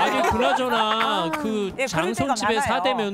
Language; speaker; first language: Korean; native; Korean